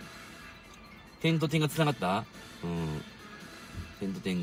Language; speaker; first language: Japanese; native; Japanese